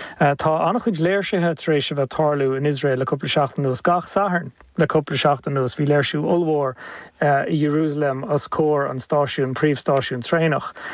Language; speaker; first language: Irish; native; Irish